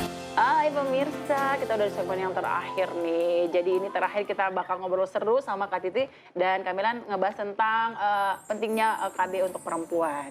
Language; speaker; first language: Indonesian; native; Indonesian